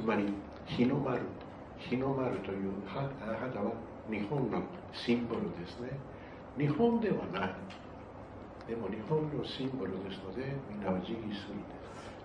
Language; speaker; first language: Japanese; non-native, fluent; Spanish